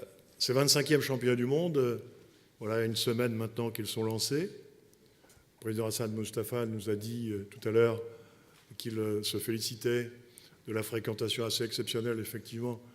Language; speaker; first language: French; native; French